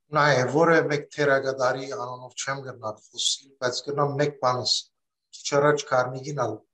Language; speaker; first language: Armenian; early bilingual, other home language; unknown